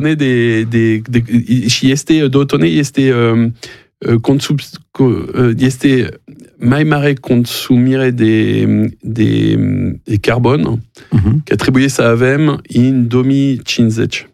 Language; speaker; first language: Romanian; non-native, learner; French